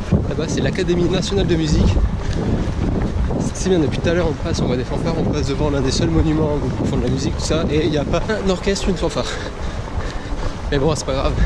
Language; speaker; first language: French; native; French